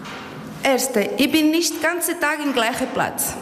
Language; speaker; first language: German; non-native, learner; Portuguese